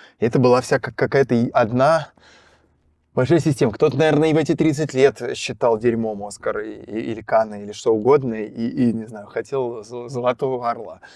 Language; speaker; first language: Russian; native; Russian